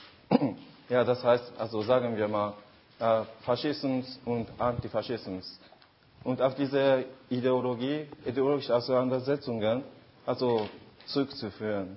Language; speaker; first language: German; non-native, fluent; Japanese